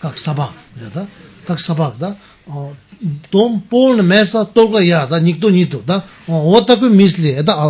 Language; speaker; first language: Russian; non-native, learner; Tibetan